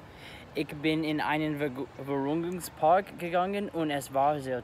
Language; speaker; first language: German; non-native, learner; English